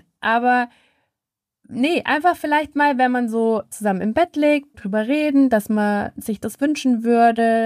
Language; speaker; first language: German; native; German